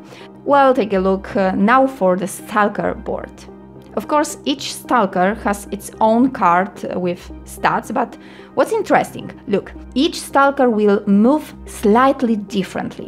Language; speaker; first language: English; non-native, fluent; Polish